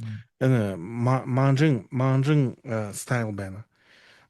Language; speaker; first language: Mongolian; non-native, learner; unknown